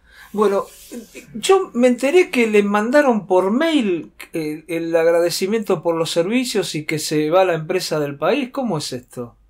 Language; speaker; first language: Spanish; native; Spanish